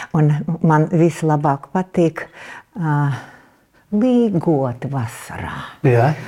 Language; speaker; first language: Latvian; non-native, local second language; Russian